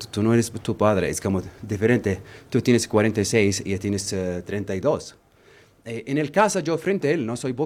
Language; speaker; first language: Spanish; non-native, learner; Arabic